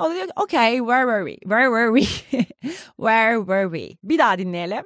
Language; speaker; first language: English; non-native, fluent; Turkish